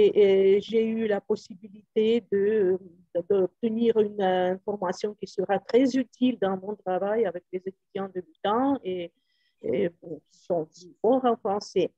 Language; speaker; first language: French; non-native, fluent; Russian